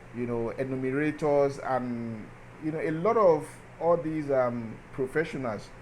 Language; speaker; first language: English; non-native, local second language; Yoruba